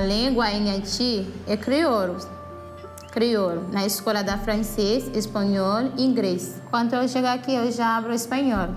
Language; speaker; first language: Portuguese; non-native, learner; Haitian Creole